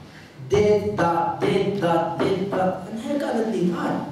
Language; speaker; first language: Dutch; non-native, fluent; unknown